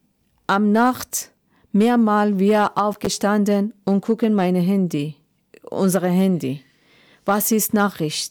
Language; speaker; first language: German; non-native, learner; Persian